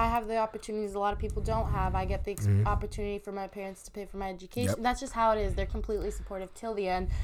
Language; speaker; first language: English; native; English